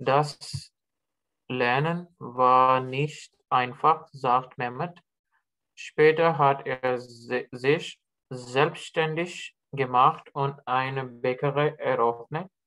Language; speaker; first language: German; non-native, learner; Urdu